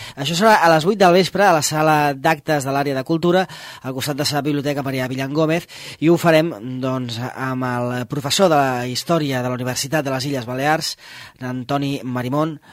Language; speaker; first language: Catalan; native; Catalan